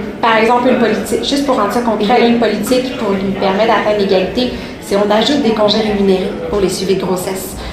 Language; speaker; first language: French; native; French